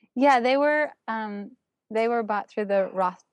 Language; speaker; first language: English; non-native, fluent; German